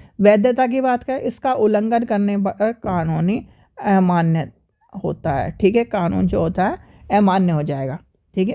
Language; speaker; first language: Hindi; native; Hindi